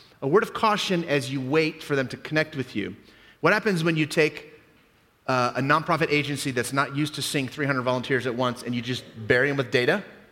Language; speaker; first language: English; native; English